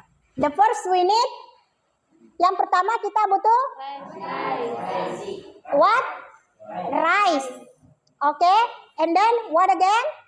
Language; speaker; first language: English; non-native, learner; Indonesian